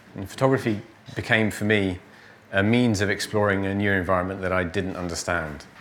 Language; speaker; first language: English; native; English